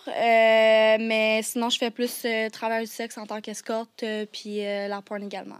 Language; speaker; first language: French; native; French